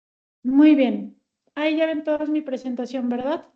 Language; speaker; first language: Spanish; native; Spanish